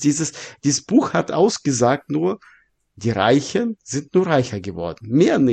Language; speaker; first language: German; non-native, fluent; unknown